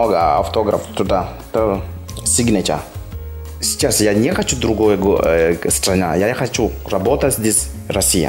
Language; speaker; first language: Russian; non-native, learner; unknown